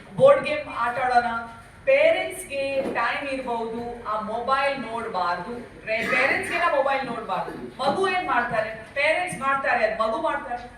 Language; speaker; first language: Kannada; non-native, learner; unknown